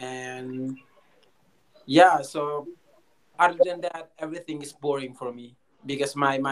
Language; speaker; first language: English; non-native, learner; Indonesian